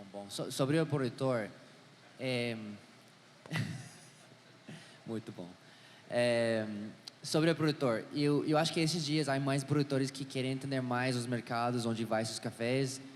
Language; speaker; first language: Portuguese; non-native, learner; English